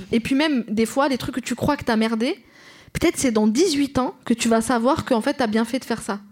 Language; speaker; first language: French; early bilingual, other home language; Arabic